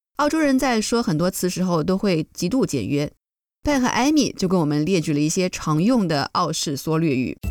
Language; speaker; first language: Chinese; native; Chinese